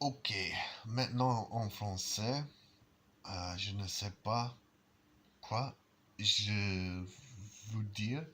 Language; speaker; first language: French; non-native, learner; English